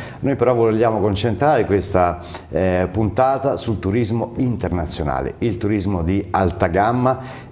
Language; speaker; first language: Italian; native; Italian